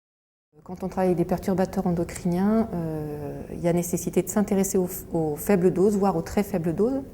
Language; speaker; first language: French; native; French